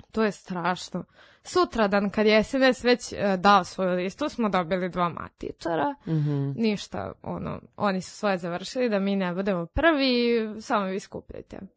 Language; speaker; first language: Serbian; non-native, local second language; Rusyn